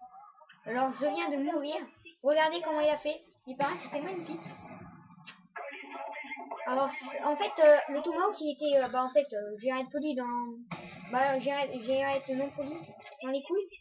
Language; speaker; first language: French; native; French